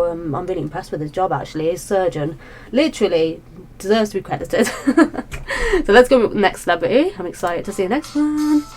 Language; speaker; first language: English; native; English